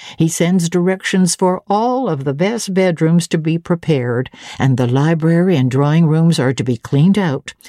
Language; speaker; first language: English; native; English